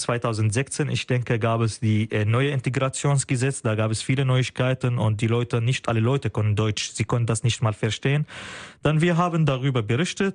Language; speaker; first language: German; non-native, fluent; Arabic